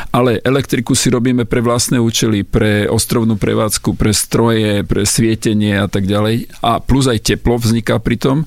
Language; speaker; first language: Slovak; native; Slovak